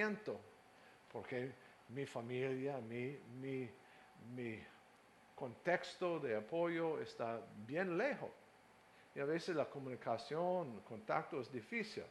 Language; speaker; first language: Spanish; non-native, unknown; English